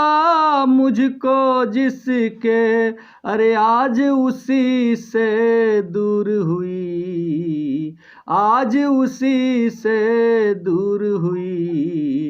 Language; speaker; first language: Hindi; native; Hindi